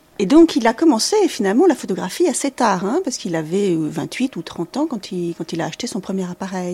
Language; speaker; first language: French; native; French